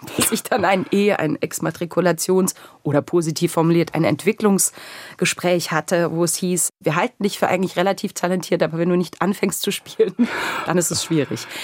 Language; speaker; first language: German; native; German